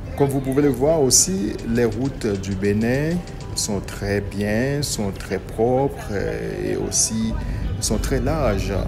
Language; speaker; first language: French; non-native, local second language; Haitian Creole